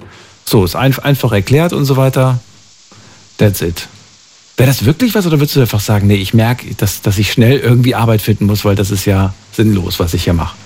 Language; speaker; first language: German; native; German